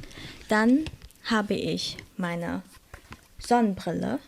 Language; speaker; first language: German; non-native, fluent; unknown